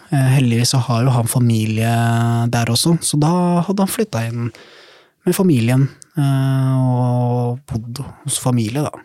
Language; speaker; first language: Norwegian; early bilingual, other home language; Somali